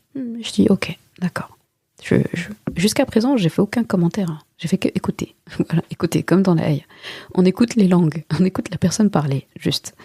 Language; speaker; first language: French; early bilingual, other home language; Wolof